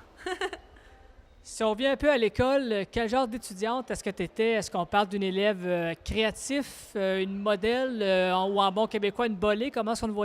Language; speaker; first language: French; native; French